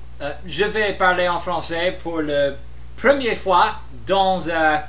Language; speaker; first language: French; non-native, learner; English